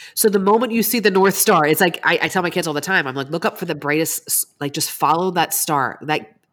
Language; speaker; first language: English; native; English